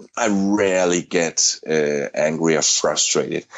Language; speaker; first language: English; non-native, fluent; Danish